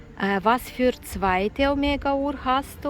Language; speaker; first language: German; non-native, learner; Ukrainian